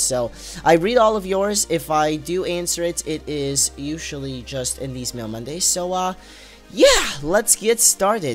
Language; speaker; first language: English; native; English